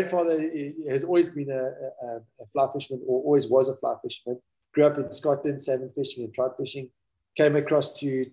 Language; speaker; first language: English; native; English